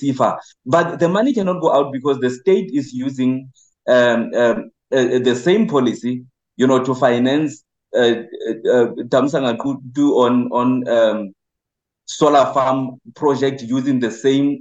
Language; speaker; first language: English; non-native, local second language; Southern Sotho